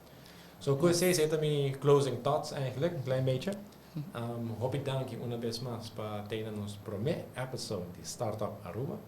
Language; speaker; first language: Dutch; non-native, local second language; Papiamento